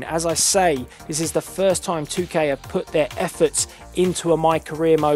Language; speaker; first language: English; native; English